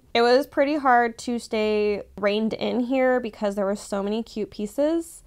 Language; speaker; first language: English; native; English